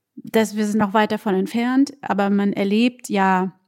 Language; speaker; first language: German; early bilingual, other home language; Portuguese